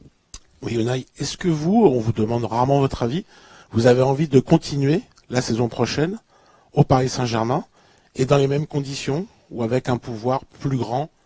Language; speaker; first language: French; native; French